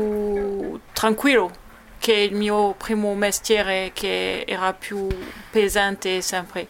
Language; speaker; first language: Italian; non-native, learner; French